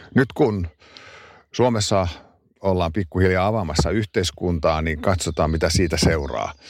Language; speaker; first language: Finnish; non-native, local second language; Swedish